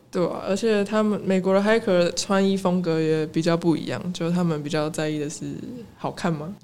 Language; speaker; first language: Chinese; native; Chinese